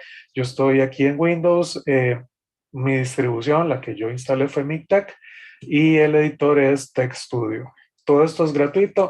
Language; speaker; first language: Spanish; native; Spanish